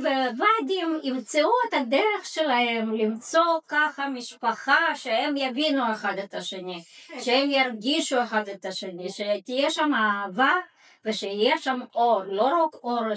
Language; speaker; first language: Hebrew; non-native, fluent; Russian